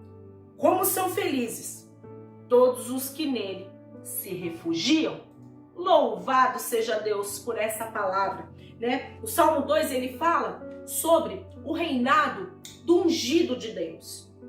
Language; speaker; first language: Portuguese; native; Portuguese